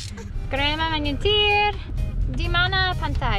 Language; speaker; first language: Indonesian; non-native, learner; English